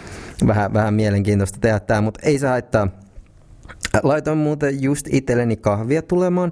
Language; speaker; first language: Finnish; native; Finnish